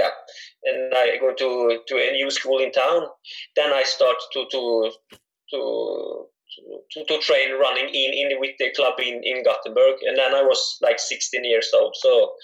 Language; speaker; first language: English; non-native, fluent; Swedish